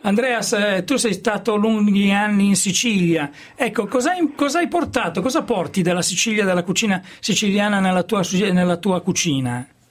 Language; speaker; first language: Italian; native; Italian